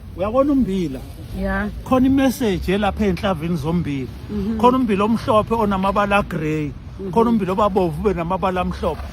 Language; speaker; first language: Zulu; native; Zulu